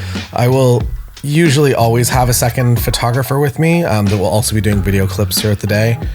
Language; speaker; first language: English; native; English